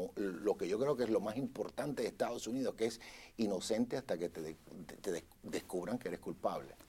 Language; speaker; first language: Spanish; native; Spanish